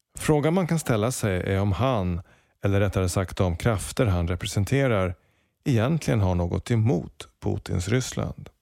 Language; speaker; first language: Swedish; native; Swedish